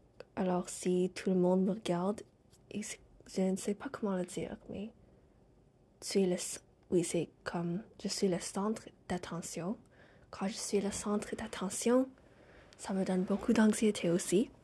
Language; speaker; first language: French; non-native, fluent; English